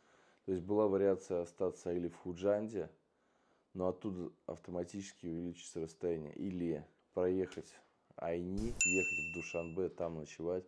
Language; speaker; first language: Russian; native; Russian